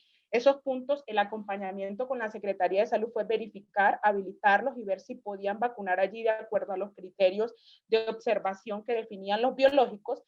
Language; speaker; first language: Spanish; native; Spanish